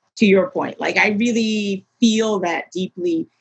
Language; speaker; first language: English; native; English